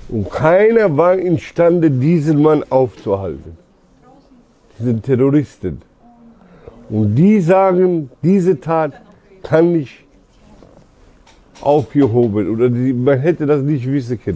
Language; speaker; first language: German; early bilingual, other home language; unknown